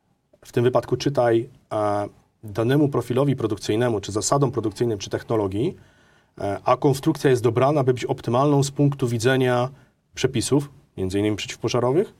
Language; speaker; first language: Polish; native; Polish